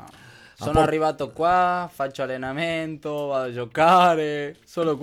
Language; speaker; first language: Italian; non-native, learner; Spanish